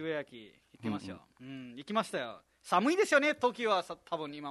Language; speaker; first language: Japanese; non-native, fluent; Nepali